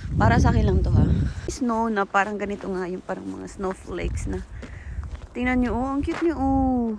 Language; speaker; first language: Filipino; native; Filipino